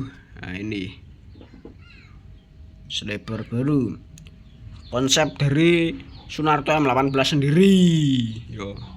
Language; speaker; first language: Indonesian; non-native, local second language; Javanese